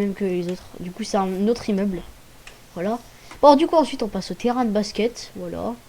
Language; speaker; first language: French; native; French